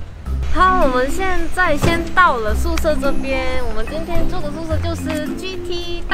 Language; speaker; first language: Chinese; non-native, fluent; Korean